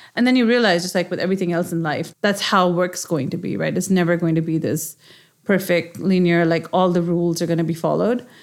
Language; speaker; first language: English; non-native, local second language; Urdu